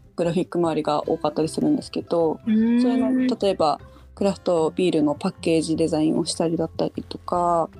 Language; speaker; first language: Japanese; native; Japanese